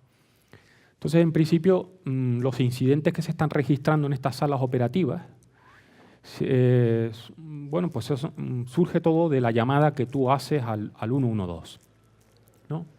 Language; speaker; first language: Spanish; native; Spanish